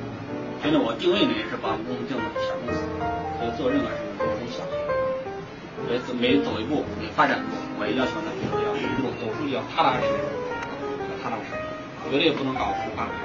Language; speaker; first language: Chinese; native; Chinese